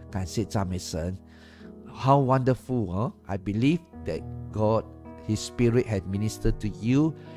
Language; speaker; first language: English; non-native, local second language; Chinese